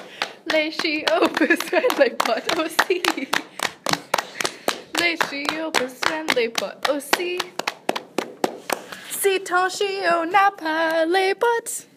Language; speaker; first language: French; non-native, learner; English